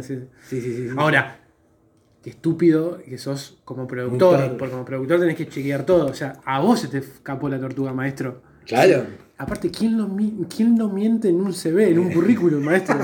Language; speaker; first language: Spanish; native; Spanish